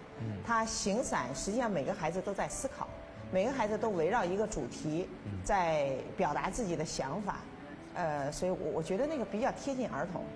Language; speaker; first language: Chinese; native; Chinese